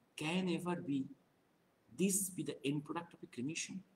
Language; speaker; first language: English; non-native, local second language; Bangla